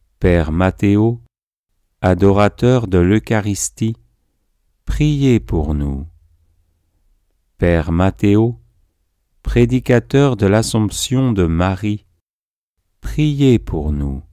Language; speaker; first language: French; native; French